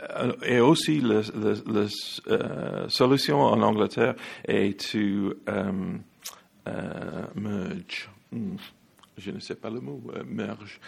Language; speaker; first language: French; non-native, learner; English